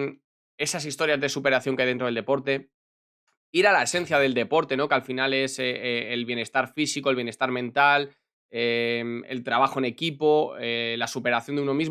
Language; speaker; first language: Spanish; native; Spanish